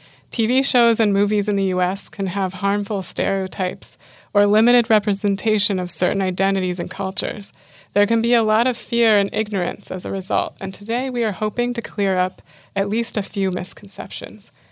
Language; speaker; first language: English; native; English